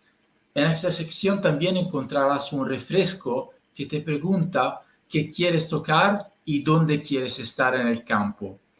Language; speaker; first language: Spanish; non-native, learner; Italian